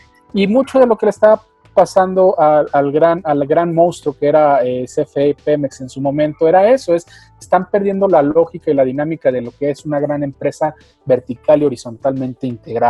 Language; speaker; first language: Spanish; native; Spanish